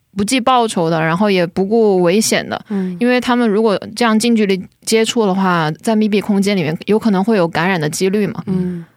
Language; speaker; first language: Chinese; native; Chinese